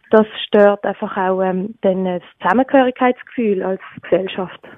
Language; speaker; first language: German; native; German